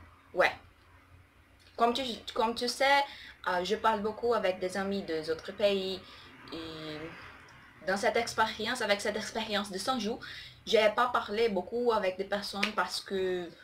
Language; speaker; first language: French; non-native, learner; Portuguese